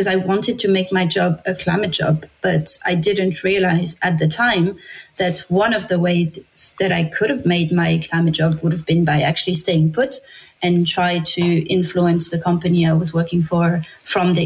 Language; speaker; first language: English; non-native, fluent; French